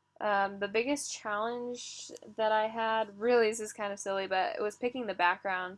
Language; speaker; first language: English; native; English